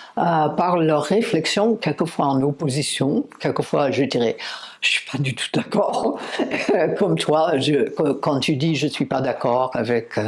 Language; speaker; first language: French; non-native, fluent; English